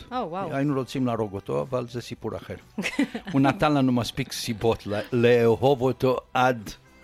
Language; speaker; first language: Hebrew; non-native, fluent; Romanian